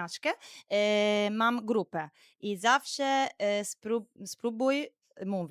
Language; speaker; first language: Polish; non-native, learner; Italian